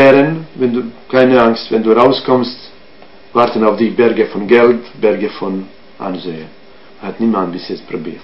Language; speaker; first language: German; non-native, fluent; Croatian